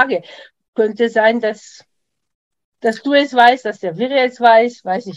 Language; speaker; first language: German; non-native, fluent; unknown